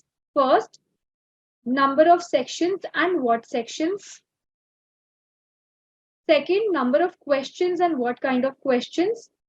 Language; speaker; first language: English; non-native, local second language; Hindi